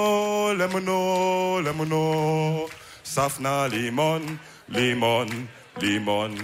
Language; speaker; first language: German; early bilingual, other home language; Wolof